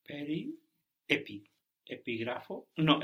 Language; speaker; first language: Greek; non-native, learner; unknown